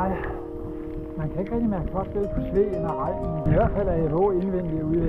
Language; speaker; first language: Danish; native; Danish